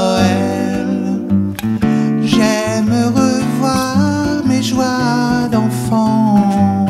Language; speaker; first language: French; native; French